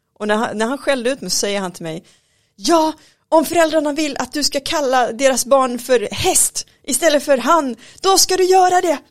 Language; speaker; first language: Swedish; early bilingual, other home language; Arabic